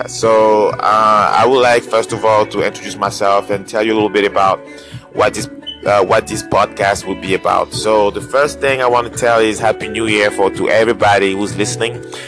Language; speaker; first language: English; non-native, local second language; French